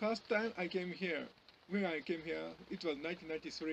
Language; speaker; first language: English; non-native, learner; Japanese